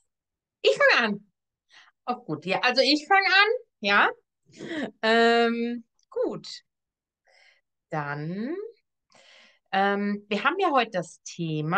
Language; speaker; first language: German; native; German